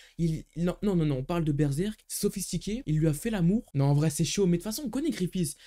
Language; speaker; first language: French; native; French